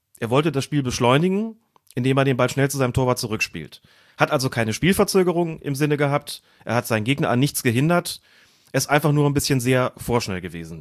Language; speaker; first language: German; native; German